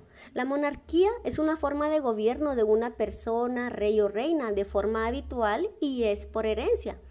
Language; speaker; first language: Spanish; native; Spanish